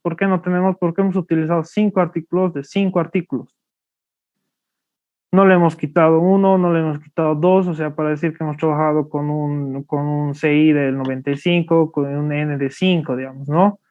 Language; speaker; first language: Spanish; native; Spanish